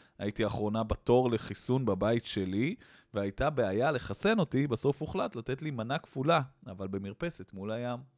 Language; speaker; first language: Hebrew; native; Hebrew